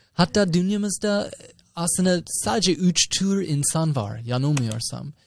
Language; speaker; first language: Turkish; non-native, fluent; English